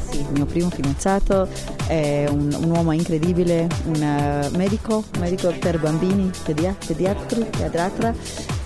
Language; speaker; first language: Italian; non-native, learner; Hebrew